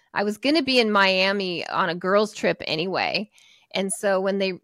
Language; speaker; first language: English; native; English